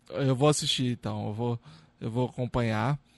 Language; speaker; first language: Portuguese; native; Portuguese